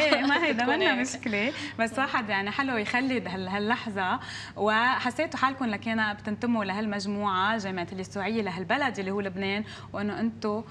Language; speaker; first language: Arabic; native; Arabic